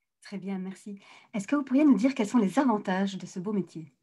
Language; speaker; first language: French; native; French